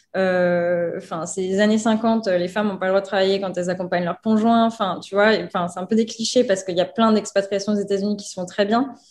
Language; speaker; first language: French; native; French